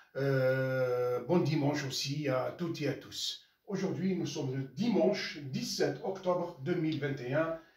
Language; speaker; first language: French; non-native, local second language; Arabic